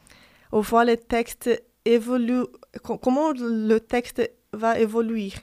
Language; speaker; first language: French; non-native, fluent; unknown